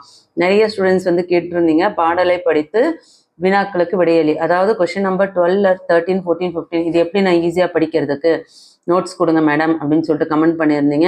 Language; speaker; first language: Tamil; native; Tamil